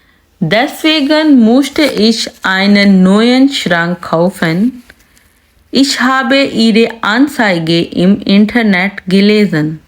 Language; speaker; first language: German; non-native, fluent; Urdu